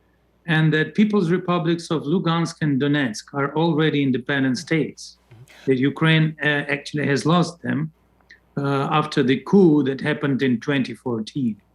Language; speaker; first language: English; non-native, fluent; Russian